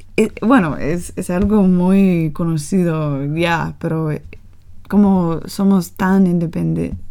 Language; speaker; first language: Spanish; non-native, learner; English